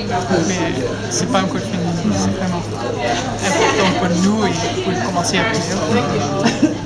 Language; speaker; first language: French; non-native, local second language; Dutch